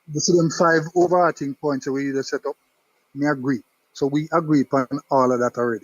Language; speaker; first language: English; non-native, local second language; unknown